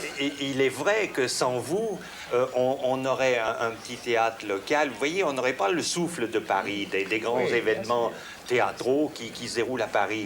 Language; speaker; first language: French; native; French